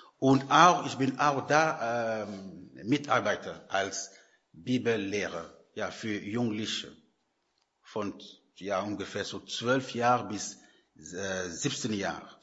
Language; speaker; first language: German; non-native, learner; French